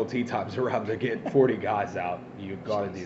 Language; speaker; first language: English; native; English